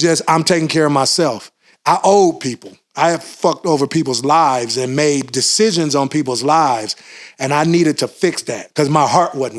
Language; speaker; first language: English; native; English